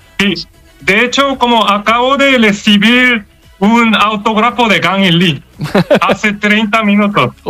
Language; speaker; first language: Spanish; non-native, learner; Korean